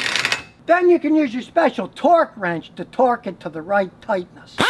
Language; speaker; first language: English; native; English